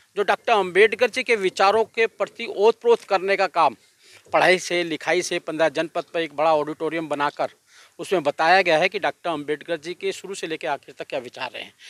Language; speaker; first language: Hindi; native; Hindi